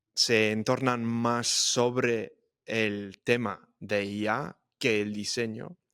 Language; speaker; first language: Spanish; non-native, fluent; English